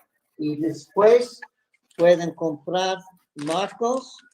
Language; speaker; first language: Spanish; non-native, fluent; English